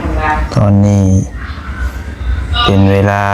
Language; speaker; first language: Thai; non-native, local second language; Lao